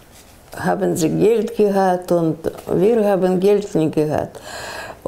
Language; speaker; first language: German; non-native, learner; Russian